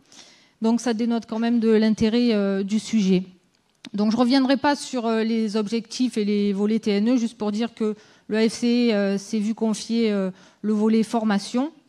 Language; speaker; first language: French; native; French